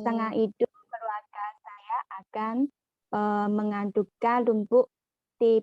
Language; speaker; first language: Indonesian; non-native, learner; Chinese